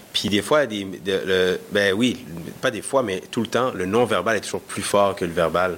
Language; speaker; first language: French; early bilingual, other home language; Kinyarwanda